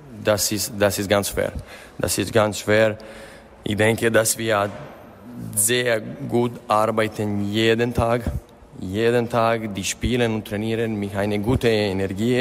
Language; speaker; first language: German; non-native, fluent; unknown